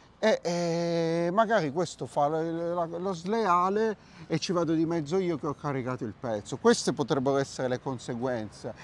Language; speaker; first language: Italian; native; Italian